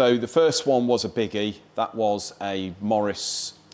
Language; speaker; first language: English; native; English